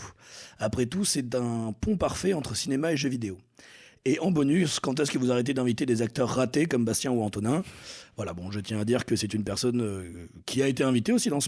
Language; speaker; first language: French; native; French